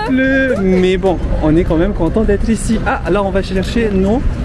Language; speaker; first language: French; native; French